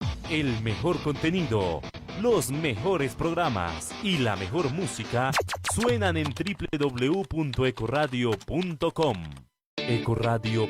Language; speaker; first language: Spanish; native; Spanish